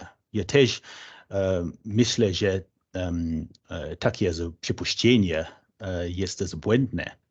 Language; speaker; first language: Polish; non-native, fluent; English